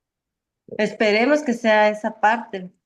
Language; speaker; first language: Spanish; native; Spanish